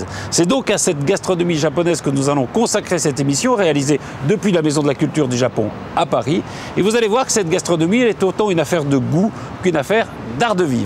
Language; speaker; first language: French; native; French